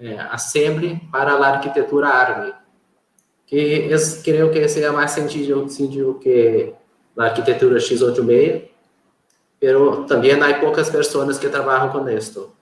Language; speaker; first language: Spanish; non-native, fluent; Portuguese